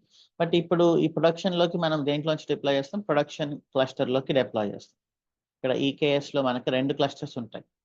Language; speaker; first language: Telugu; native; Telugu